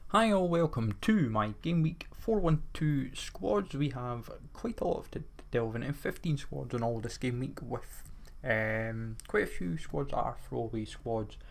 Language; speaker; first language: English; native; English